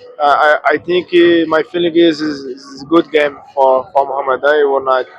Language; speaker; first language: English; non-native, learner; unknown